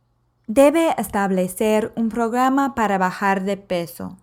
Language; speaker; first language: Spanish; non-native, fluent; English